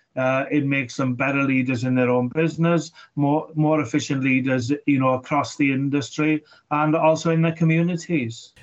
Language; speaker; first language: English; native; English